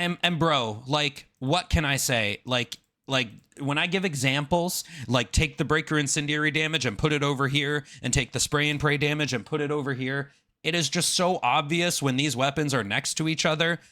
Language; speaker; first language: English; native; English